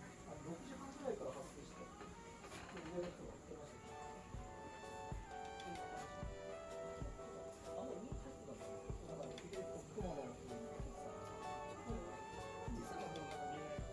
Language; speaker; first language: Japanese; native; Japanese